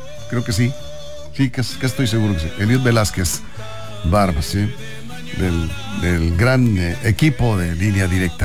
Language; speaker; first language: Spanish; native; Spanish